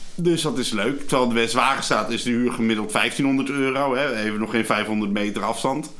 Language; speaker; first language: Dutch; native; Dutch